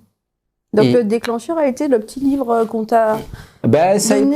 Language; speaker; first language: French; native; French